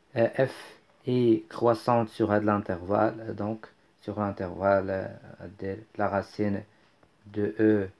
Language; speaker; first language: French; non-native, local second language; Arabic